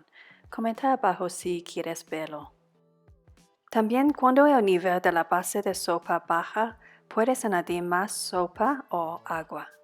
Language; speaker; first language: Spanish; non-native, fluent; Cantonese